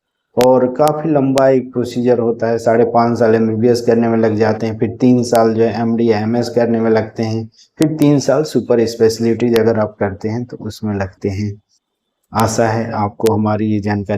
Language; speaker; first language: Hindi; native; Hindi